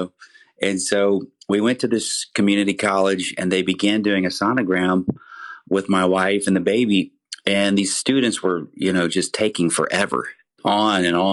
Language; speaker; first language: English; native; English